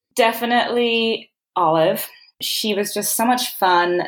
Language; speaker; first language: English; native; English